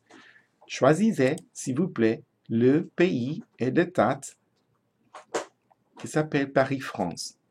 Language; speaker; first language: French; non-native, fluent; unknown